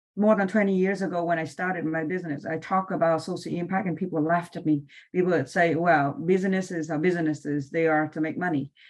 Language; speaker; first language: English; non-native, fluent; Vietnamese